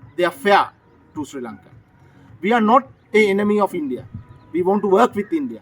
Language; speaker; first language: English; non-native, local second language; Sinhala